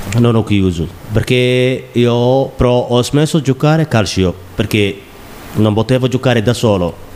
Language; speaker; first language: Italian; non-native, learner; Somali